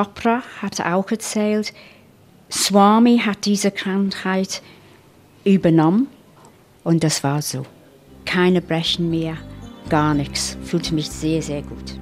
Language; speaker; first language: German; non-native, fluent; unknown